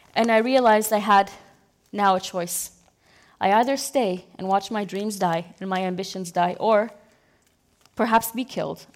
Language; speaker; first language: English; non-native, fluent; Arabic